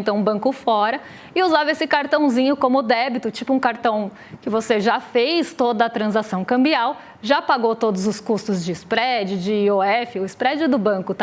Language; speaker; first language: Portuguese; native; Portuguese